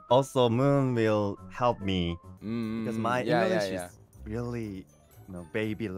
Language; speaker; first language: English; non-native, learner; Korean